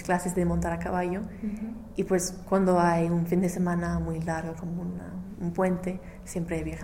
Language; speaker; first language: Spanish; non-native, fluent; English